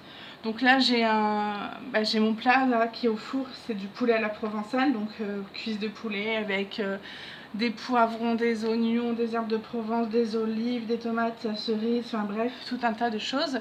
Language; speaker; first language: French; native; French